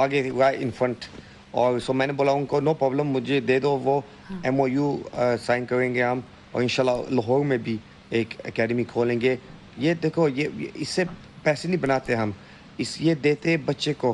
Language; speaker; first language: Hindi; early bilingual, heritage; Hindi